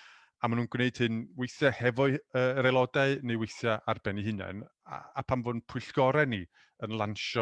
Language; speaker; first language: Welsh; native; Welsh